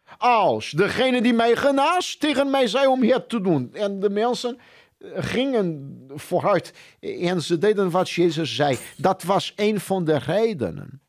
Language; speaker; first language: Dutch; non-native, fluent; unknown